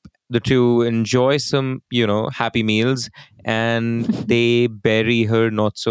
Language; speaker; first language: English; non-native, local second language; Hindi